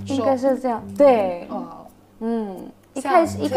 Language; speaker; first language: Chinese; non-native, fluent; Malay